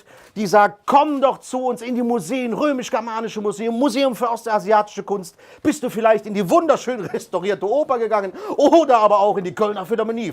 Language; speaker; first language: German; native; German